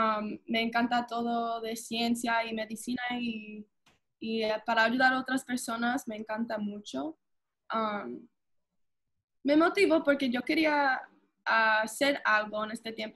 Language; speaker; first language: Spanish; early bilingual, heritage; English